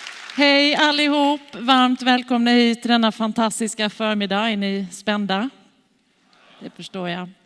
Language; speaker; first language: Swedish; native; Swedish